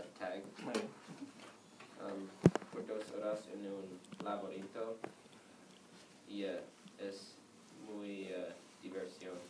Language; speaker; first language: Spanish; non-native, learner; English